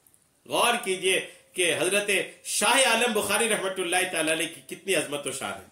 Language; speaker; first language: Urdu; native; Urdu